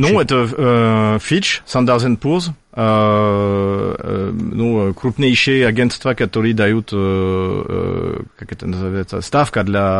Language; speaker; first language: Russian; non-native, fluent; French